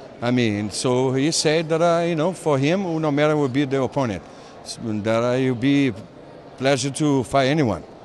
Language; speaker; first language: English; non-native, fluent; Portuguese